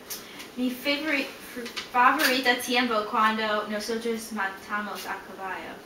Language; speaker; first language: Spanish; non-native, learner; English